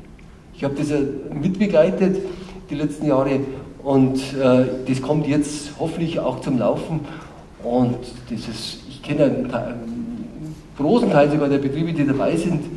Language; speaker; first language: German; native; German